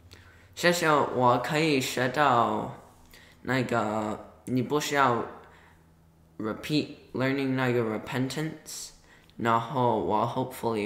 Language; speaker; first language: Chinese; early bilingual, heritage; Chinese